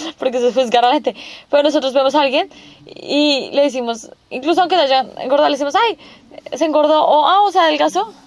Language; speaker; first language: Spanish; non-native, fluent; Korean